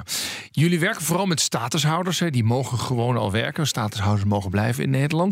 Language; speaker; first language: Dutch; native; Dutch